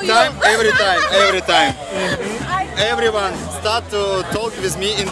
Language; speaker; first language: English; non-native, learner; Russian